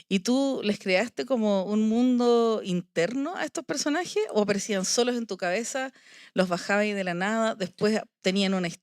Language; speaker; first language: Spanish; native; Spanish